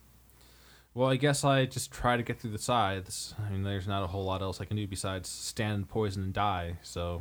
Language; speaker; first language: English; native; English